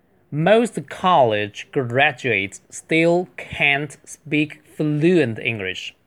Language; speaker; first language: English; non-native, fluent; Chinese